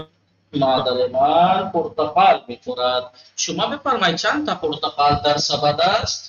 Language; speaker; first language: Persian; non-native, fluent; Urdu